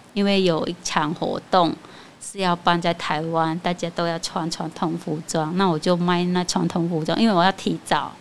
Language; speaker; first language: Chinese; non-native, fluent; Khmer